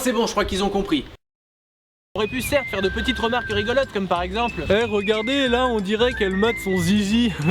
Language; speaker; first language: French; native; French